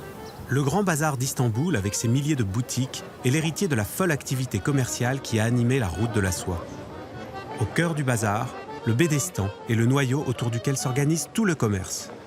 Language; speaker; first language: French; native; French